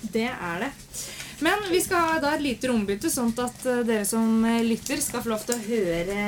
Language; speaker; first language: Norwegian; native; Norwegian